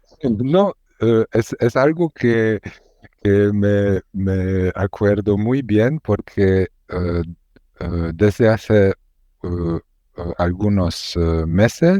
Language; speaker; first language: Spanish; non-native, learner; Hungarian